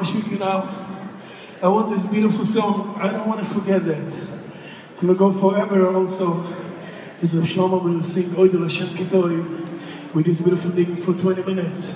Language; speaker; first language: English; non-native, fluent; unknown